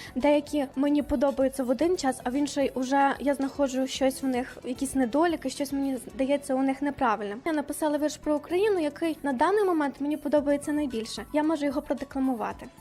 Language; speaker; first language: Ukrainian; native; Ukrainian